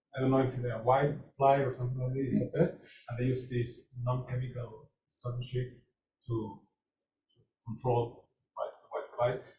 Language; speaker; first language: English; non-native, fluent; Spanish